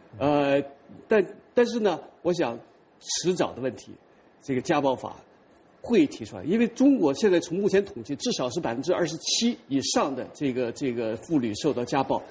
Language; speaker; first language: Chinese; native; Chinese